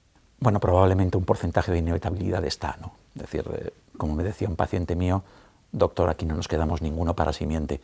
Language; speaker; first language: Spanish; native; Spanish